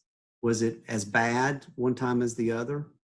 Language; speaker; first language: English; native; English